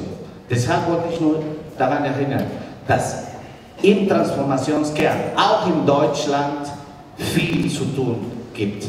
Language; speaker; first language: German; non-native, fluent; Spanish